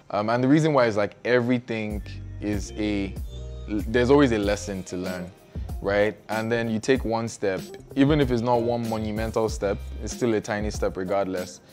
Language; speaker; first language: English; non-native, local second language; Yoruba